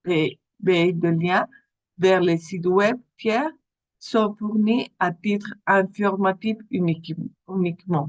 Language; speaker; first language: French; non-native, fluent; Spanish